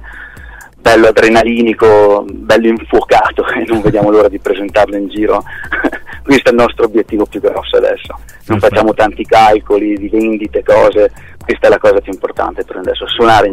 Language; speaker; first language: Italian; native; Italian